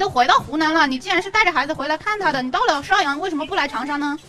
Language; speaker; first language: Chinese; native; Chinese